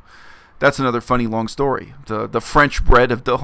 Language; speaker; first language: English; native; English